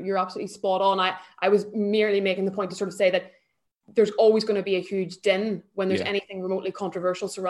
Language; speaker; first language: English; native; English